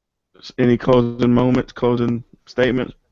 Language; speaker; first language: English; native; English